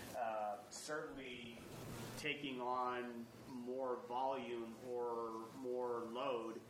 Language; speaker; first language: English; native; English